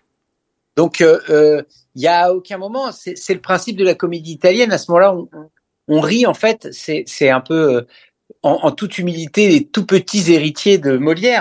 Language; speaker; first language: French; native; French